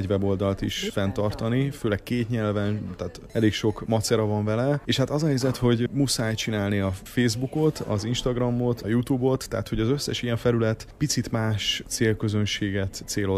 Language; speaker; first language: Hungarian; native; Hungarian